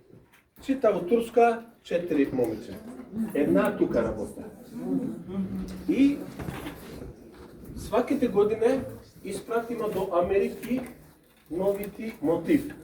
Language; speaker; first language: Bulgarian; non-native, learner; Serbian